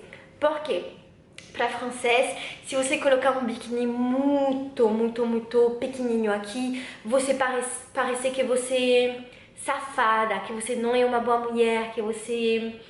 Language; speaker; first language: Portuguese; non-native, learner; French